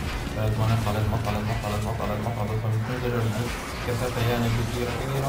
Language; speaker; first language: Arabic; native; Arabic